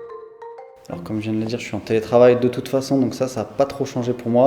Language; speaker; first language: French; native; French